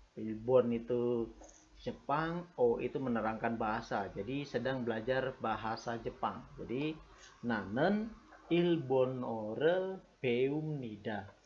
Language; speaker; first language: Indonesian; native; Indonesian